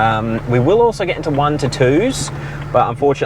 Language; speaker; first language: English; native; English